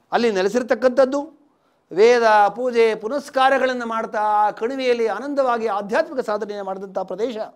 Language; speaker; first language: Kannada; native; Kannada